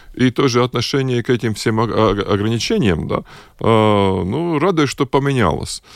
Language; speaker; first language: Russian; non-native, local second language; Latvian